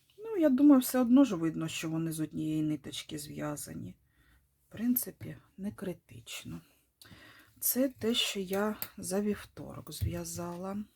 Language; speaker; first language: Ukrainian; non-native, local second language; Russian